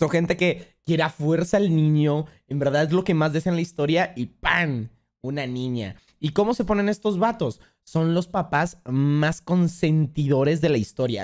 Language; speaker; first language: Spanish; native; Spanish